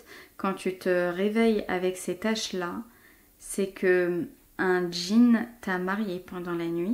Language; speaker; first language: French; native; French